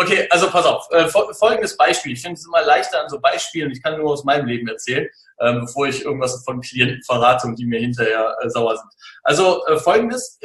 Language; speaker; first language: German; native; German